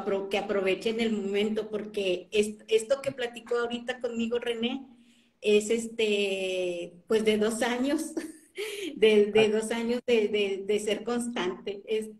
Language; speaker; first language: Spanish; native; Spanish